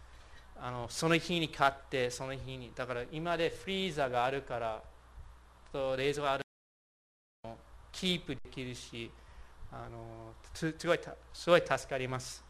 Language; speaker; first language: Japanese; non-native, fluent; English